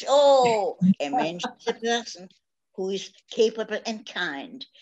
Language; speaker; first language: English; early bilingual, other home language; German